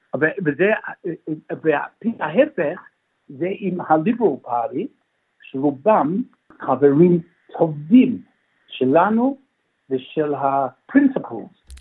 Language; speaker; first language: Hebrew; non-native, fluent; English